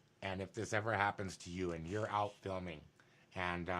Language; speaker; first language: English; native; English